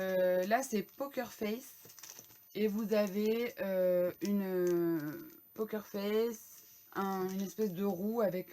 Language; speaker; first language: French; native; French